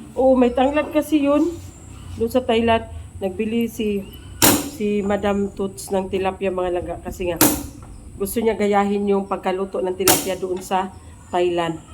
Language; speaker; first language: Filipino; non-native, local second language; Cebuano